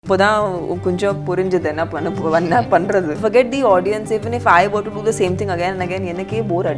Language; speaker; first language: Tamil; non-native, local second language; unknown